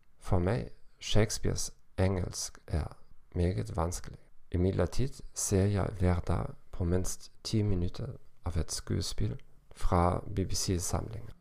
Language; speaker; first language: Norwegian; non-native, learner; German